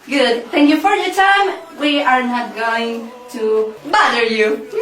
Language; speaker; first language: English; non-native, learner; Spanish